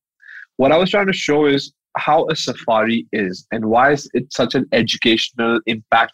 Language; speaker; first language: English; non-native, local second language; Hindi